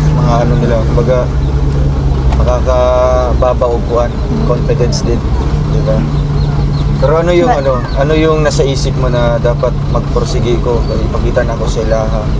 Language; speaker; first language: Filipino; non-native, local second language; Cebuano